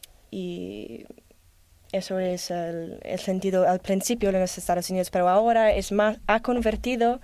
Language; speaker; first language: Spanish; non-native, learner; English